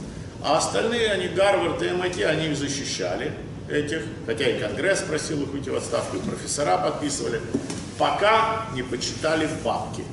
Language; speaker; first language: Russian; early bilingual, other home language; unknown